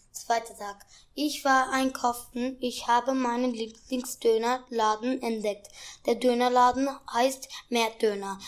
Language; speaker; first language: German; non-native, local second language; Turkish